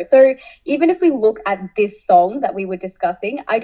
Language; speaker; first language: English; early bilingual, other home language; Hindi